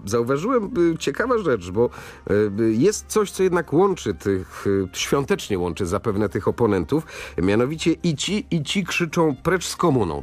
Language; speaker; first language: Polish; native; Polish